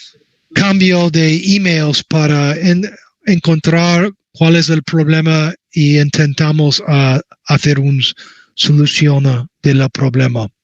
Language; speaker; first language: Spanish; non-native, learner; English